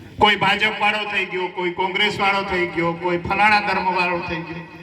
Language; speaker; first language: Gujarati; non-native, local second language; Vasavi